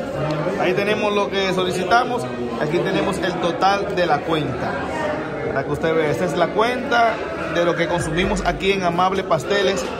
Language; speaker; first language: Spanish; native; Spanish